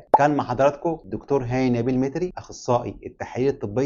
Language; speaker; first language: Arabic; native; Arabic